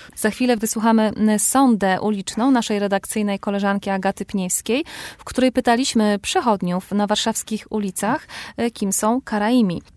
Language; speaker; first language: Polish; native; Polish